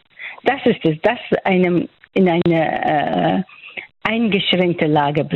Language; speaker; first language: German; non-native, fluent; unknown